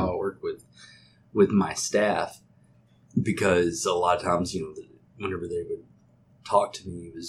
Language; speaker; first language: English; native; English